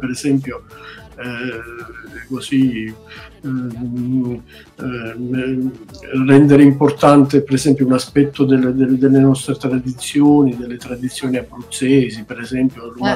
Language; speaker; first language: Italian; native; Italian